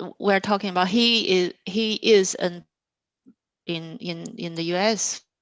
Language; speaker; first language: English; non-native, fluent; Chinese